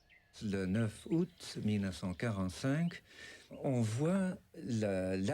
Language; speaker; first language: French; non-native, fluent; English